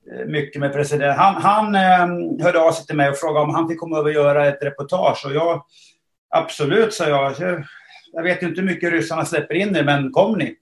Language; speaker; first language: Swedish; native; Swedish